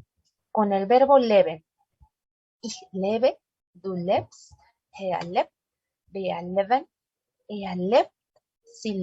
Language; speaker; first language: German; non-native, learner; Spanish